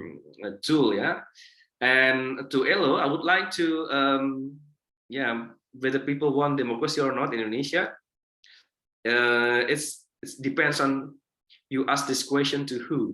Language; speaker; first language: English; non-native, fluent; Indonesian